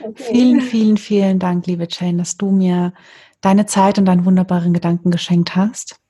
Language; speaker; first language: German; native; German